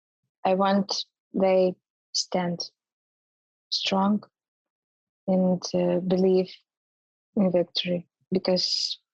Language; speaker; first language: English; non-native, learner; Ukrainian